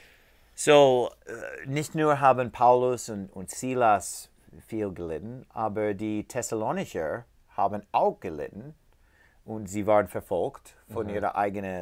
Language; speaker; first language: German; non-native, fluent; English